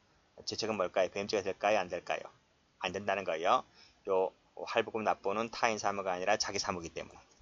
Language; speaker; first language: Korean; native; Korean